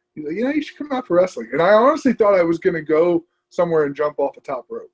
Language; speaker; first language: English; native; English